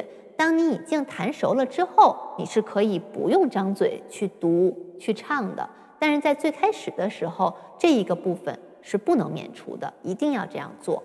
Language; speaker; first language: Chinese; native; Chinese